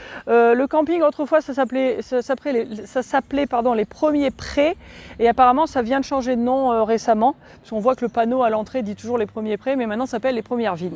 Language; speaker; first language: French; native; French